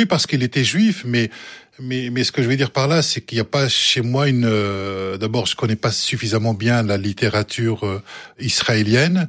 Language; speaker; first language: French; early bilingual, other home language; Arabic